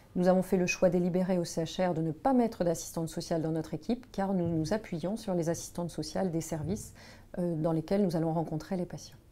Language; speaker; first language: French; native; French